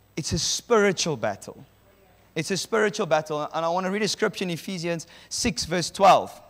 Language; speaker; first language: English; non-native, local second language; Afrikaans